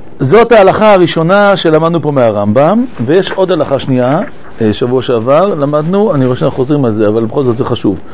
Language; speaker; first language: Hebrew; early bilingual, other home language; French